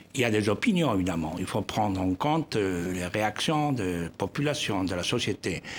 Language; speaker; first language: French; non-native, fluent; Spanish